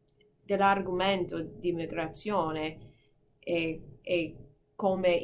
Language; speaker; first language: Italian; non-native, fluent; English